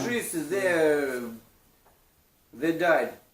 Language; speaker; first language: English; non-native, learner; Russian